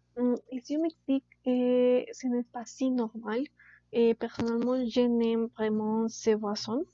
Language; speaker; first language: French; non-native, learner; Spanish